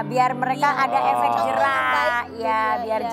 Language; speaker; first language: Indonesian; native; Indonesian